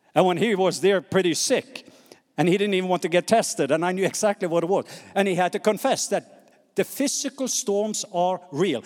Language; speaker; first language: English; non-native, fluent; Norwegian